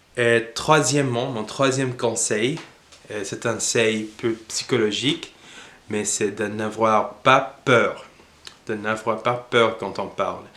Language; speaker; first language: French; non-native, fluent; English